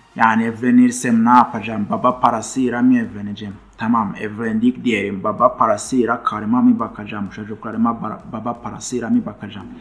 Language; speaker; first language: Turkish; non-native, fluent; Kinyarwanda